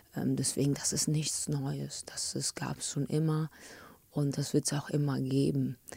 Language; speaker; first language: German; early bilingual, other home language; English